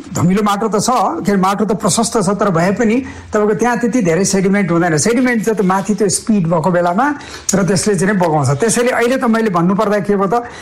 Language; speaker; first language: Nepali; native; Nepali